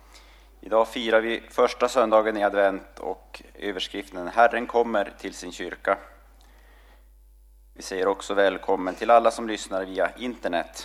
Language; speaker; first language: Swedish; native; Swedish